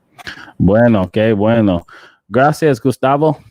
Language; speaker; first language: Spanish; non-native, learner; English